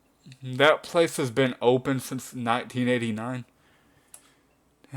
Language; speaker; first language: English; native; English